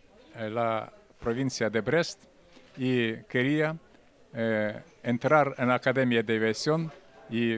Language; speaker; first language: Spanish; non-native, fluent; Russian